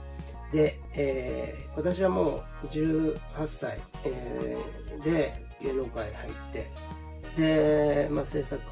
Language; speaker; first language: Japanese; native; Japanese